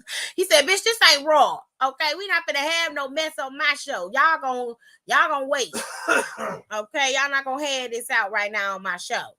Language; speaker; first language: English; native; English